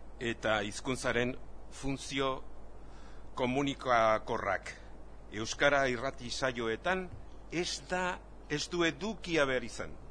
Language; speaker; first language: Basque; non-native, local second language; Spanish